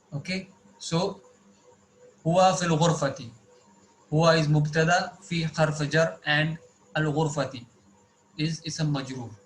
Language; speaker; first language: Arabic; non-native, fluent; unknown